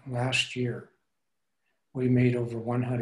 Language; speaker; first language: English; native; English